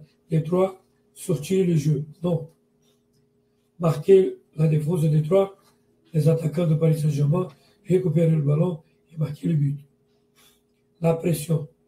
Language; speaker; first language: French; non-native, learner; Portuguese